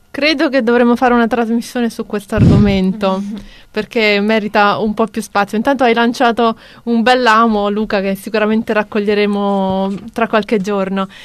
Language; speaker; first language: Italian; native; Italian